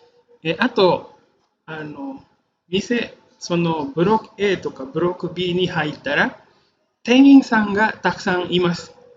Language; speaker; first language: Japanese; non-native, fluent; Indonesian